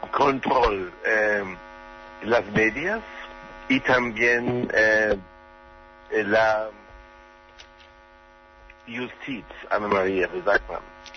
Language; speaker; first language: Spanish; non-native, learner; German